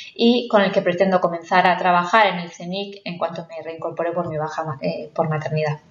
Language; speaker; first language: Spanish; native; Spanish